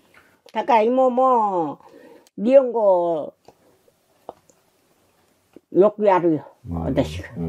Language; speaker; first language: Japanese; non-native, learner; Korean